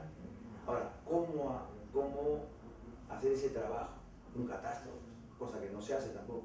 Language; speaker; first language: Spanish; native; Spanish